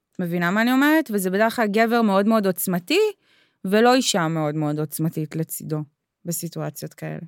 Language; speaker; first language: Hebrew; early bilingual, other home language; Russian